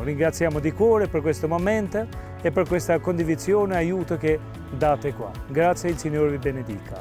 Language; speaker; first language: Italian; non-native, fluent; Albanian